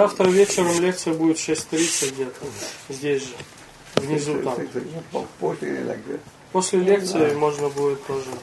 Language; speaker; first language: Russian; native; Russian